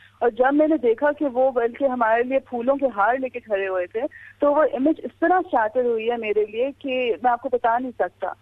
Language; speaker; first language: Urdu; native; Urdu